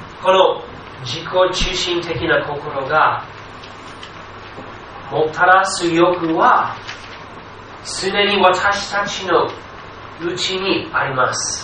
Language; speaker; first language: Japanese; non-native, fluent; English